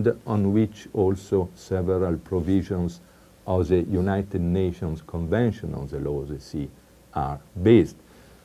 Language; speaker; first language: English; non-native, fluent; Italian